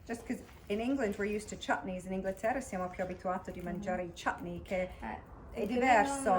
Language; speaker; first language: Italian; non-native, fluent; English